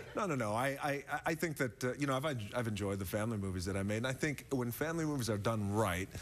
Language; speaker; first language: English; native; English